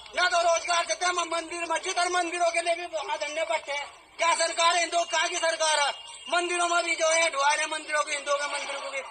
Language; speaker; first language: Hindi; native; Hindi